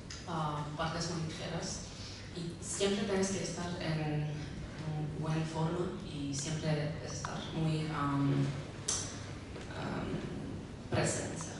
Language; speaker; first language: Spanish; early bilingual, heritage; Spanish